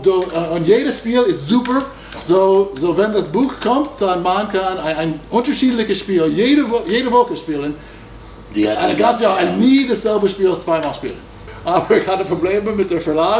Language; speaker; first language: German; non-native, fluent; English